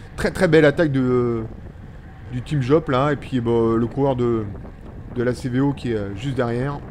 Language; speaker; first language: French; native; French